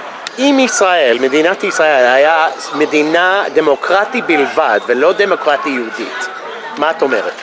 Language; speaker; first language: Hebrew; non-native, fluent; English